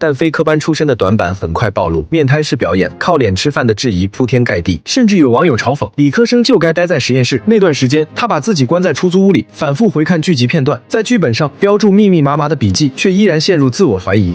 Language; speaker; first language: Chinese; native; Chinese